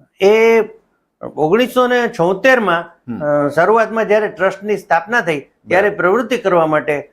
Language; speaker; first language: Gujarati; native; Gujarati